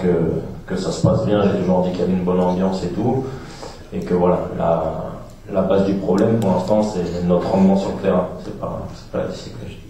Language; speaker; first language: French; native; French